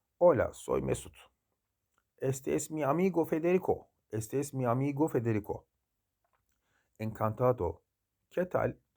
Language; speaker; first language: Spanish; non-native, learner; Turkish